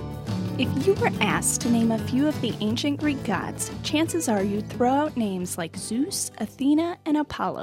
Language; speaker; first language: English; native; English